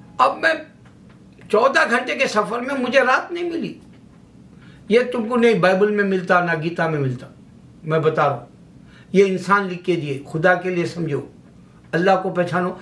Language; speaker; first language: Urdu; native; Urdu